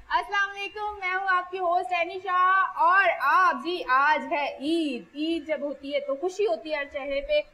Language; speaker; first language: Urdu; native; Urdu